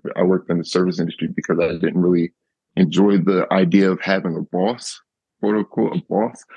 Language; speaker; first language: English; native; English